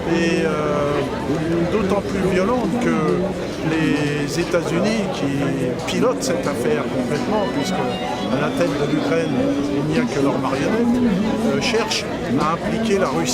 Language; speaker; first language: French; native; French